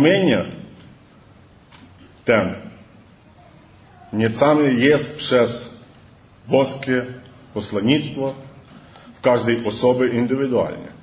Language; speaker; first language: Polish; early bilingual, heritage; Polish